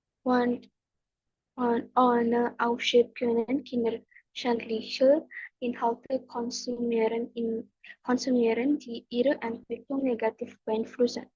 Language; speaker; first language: German; non-native, learner; Indonesian